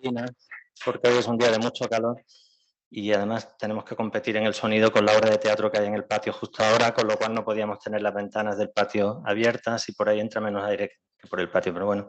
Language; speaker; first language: Spanish; native; Spanish